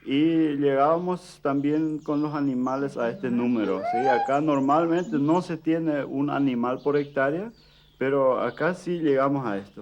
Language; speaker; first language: Spanish; early bilingual, heritage; Plautdietsch